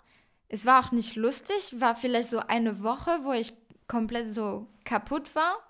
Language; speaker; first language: German; non-native, fluent; French